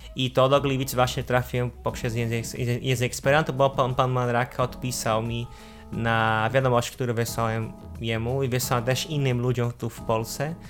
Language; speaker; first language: Polish; non-native, fluent; Portuguese